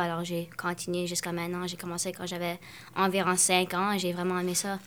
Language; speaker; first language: French; non-native, local second language; English